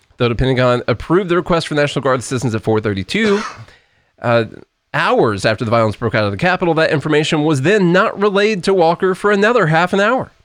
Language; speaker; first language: English; native; English